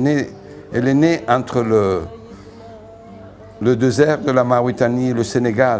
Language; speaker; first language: French; non-native, fluent; Italian